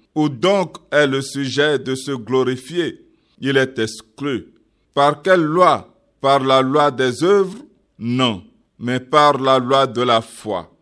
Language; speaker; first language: French; non-native, local second language; Yoruba